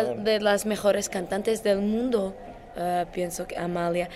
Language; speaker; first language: Spanish; non-native, learner; Portuguese